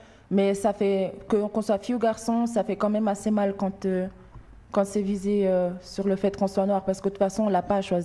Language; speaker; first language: French; early bilingual, other home language; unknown